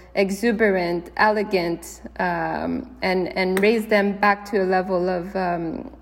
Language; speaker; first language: English; native; English